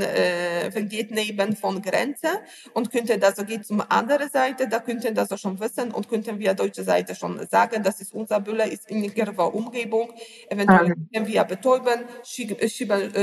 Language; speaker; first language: German; non-native, learner; Polish